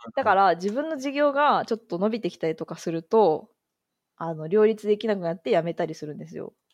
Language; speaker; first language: Japanese; native; Japanese